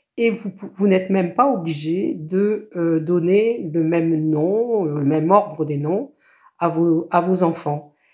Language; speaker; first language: French; native; French